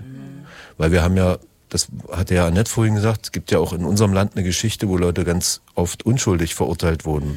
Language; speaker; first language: German; native; German